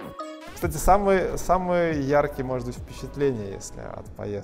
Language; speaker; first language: Russian; native; Russian